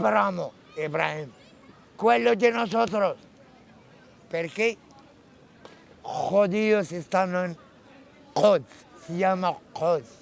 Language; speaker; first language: Spanish; non-native, learner; Arabic